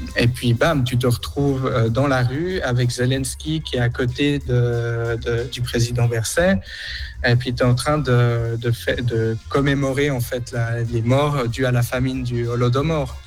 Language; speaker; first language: French; native; French